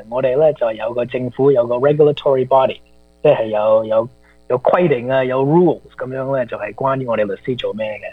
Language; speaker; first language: Chinese; early bilingual, heritage; Cantonese